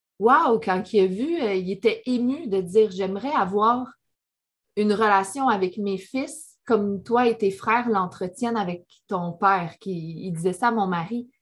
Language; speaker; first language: French; native; French